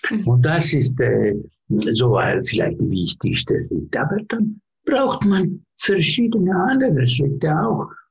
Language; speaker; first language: German; non-native, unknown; Finnish